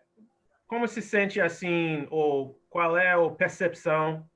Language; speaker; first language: Portuguese; non-native, fluent; English